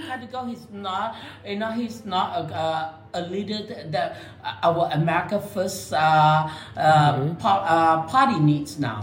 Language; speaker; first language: English; non-native, local second language; Min Nan Chinese